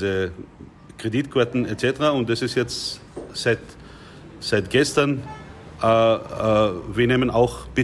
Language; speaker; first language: German; non-native, fluent; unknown